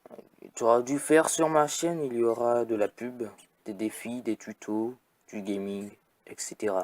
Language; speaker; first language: French; native; French